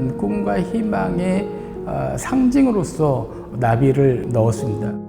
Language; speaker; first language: Korean; native; Korean